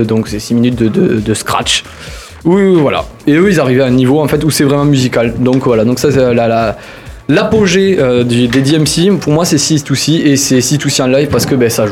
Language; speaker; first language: French; native; French